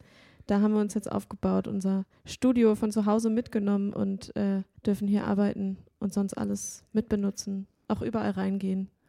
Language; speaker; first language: German; native; German